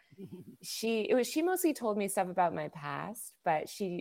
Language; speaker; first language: English; native; English